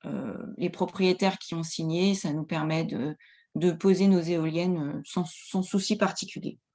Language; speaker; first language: French; native; French